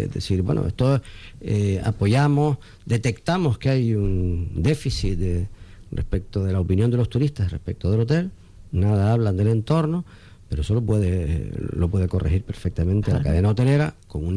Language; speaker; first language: Spanish; native; Spanish